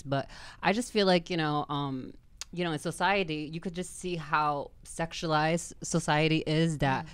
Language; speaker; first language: English; native; English